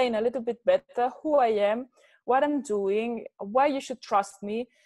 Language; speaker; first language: English; non-native, fluent; Spanish